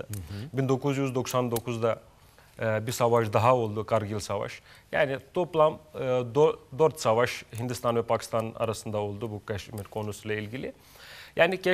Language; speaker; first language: Turkish; non-native, fluent; Kashmiri